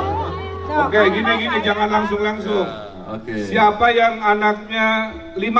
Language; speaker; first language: Indonesian; non-native, local second language; Sundanese